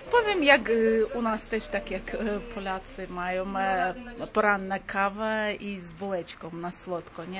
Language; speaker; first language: Polish; non-native, fluent; Crimean Tatar